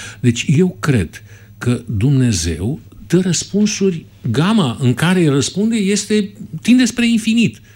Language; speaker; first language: Romanian; native; Romanian